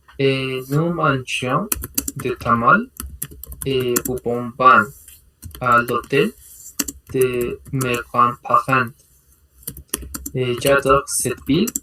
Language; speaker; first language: French; non-native, learner; Spanish